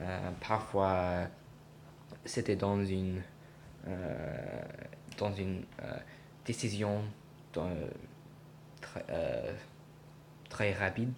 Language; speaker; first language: French; non-native, learner; English